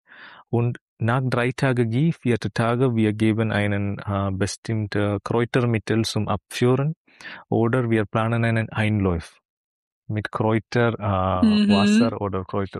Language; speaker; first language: German; non-native, learner; Malayalam